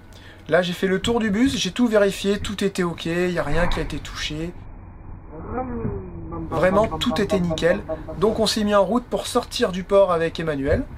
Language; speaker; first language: French; native; French